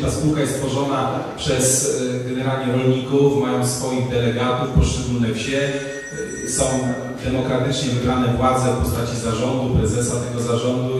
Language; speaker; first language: Polish; native; Polish